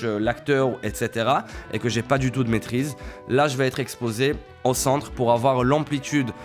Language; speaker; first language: French; native; French